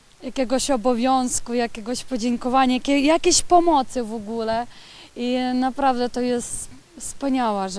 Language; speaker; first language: Polish; early bilingual, heritage; Polish